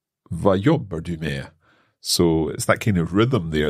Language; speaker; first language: English; native; English